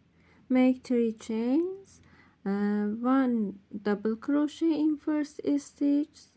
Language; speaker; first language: English; non-native, learner; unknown